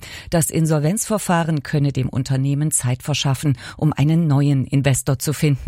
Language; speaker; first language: German; native; German